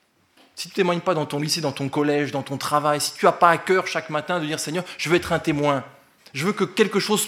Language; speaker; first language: French; native; French